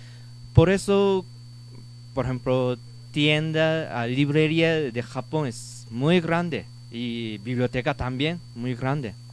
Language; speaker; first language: Spanish; non-native, learner; Japanese